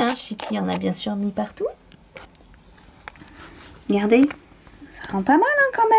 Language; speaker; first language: French; native; French